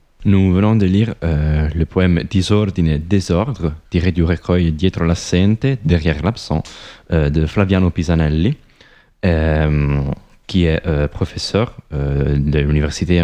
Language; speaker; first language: French; non-native, fluent; Italian